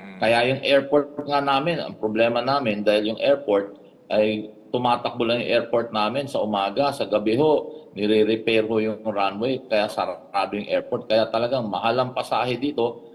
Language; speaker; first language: Filipino; non-native, local second language; Waray